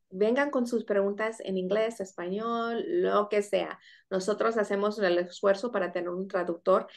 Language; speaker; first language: Spanish; native; Spanish